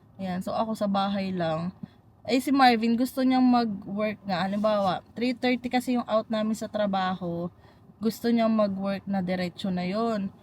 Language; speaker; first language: Filipino; native; Filipino